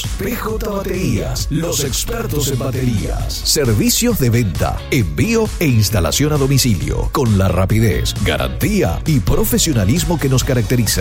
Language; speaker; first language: Spanish; native; Spanish